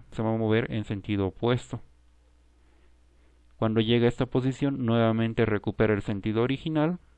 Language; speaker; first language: Spanish; native; Spanish